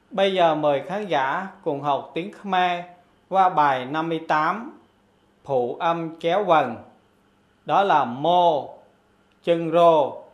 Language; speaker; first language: Vietnamese; non-native, local second language; Khmer